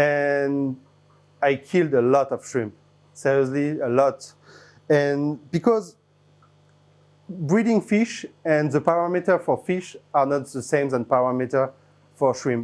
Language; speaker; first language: English; non-native, fluent; French